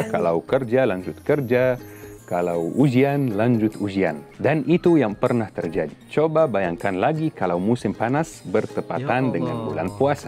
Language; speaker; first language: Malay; non-native, fluent; Arabic